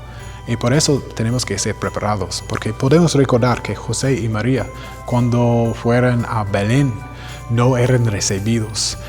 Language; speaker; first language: Spanish; non-native, learner; English